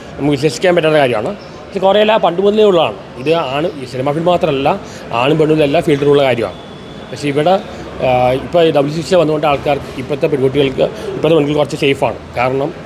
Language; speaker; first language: Malayalam; native; Malayalam